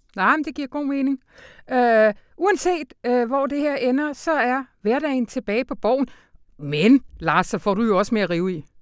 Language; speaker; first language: Danish; native; Danish